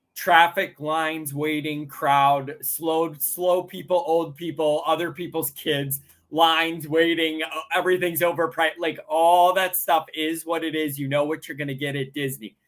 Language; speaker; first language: English; native; English